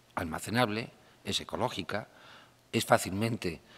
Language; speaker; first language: Spanish; native; Spanish